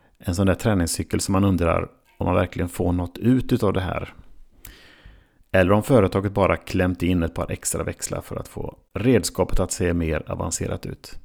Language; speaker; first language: Swedish; native; Swedish